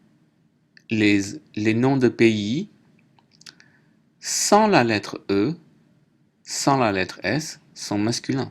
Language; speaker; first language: French; native; French